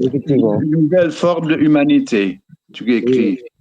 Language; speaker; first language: French; non-native, fluent; Dutch